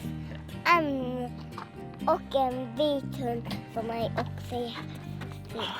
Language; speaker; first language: Swedish; early bilingual, heritage; Swedish